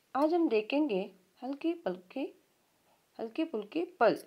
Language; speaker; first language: Hindi; non-native, local second language; Kannada